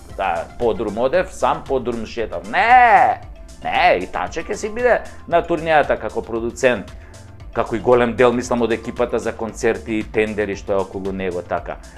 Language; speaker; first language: Macedonian; native; Macedonian